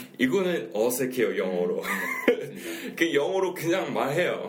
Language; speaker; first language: Korean; non-native, fluent; English